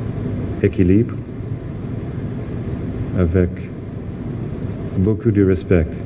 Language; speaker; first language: French; non-native, fluent; English